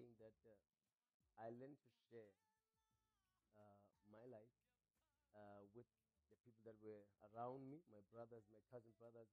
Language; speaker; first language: English; non-native, local second language; Xhosa